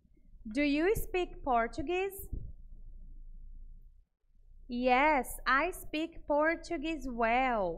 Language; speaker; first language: English; non-native, fluent; Portuguese